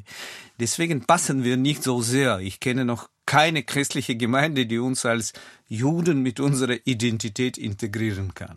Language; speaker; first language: German; non-native, fluent; Russian